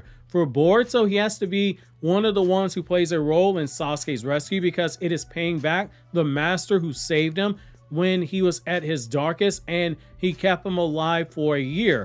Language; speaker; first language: English; native; English